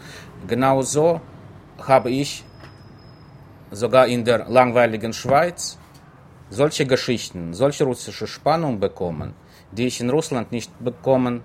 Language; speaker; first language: German; non-native, fluent; Russian